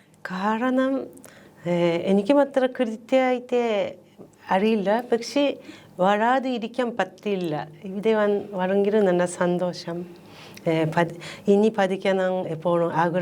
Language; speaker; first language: Malayalam; non-native, learner; Japanese